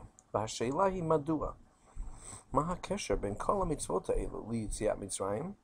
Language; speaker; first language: Hebrew; non-native, fluent; English